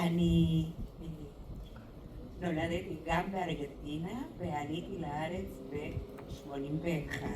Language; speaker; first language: Hebrew; non-native, fluent; Spanish